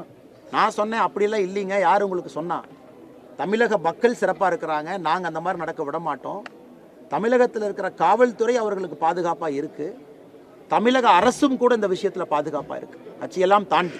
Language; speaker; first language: Tamil; native; Tamil